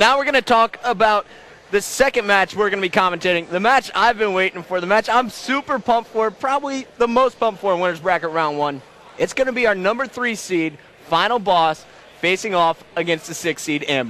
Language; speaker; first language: English; native; English